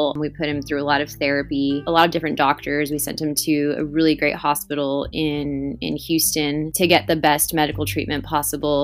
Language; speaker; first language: English; native; English